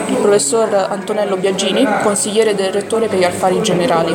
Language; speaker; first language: Italian; native; Italian